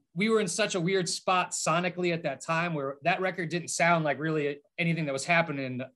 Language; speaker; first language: English; native; English